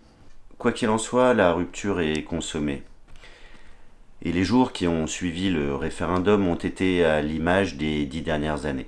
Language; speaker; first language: French; native; French